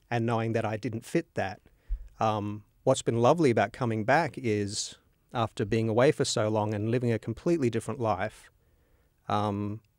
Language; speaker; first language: English; native; English